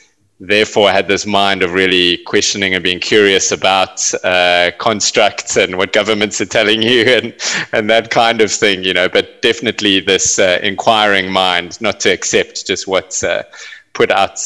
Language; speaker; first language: English; native; English